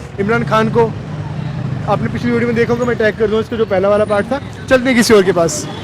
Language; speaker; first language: Hindi; native; Hindi